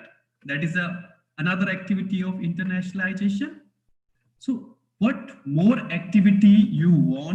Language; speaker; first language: English; non-native, local second language; Hindi